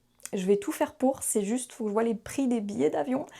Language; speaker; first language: French; native; French